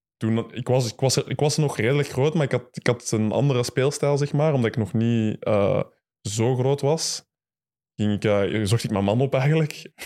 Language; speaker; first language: Dutch; early bilingual, other home language; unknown